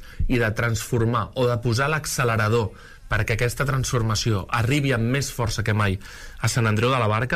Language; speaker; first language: Catalan; native; Catalan